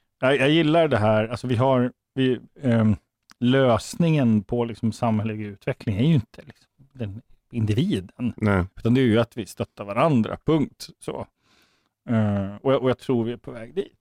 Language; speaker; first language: Swedish; native; Swedish